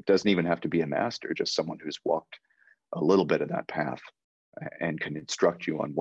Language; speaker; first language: English; native; English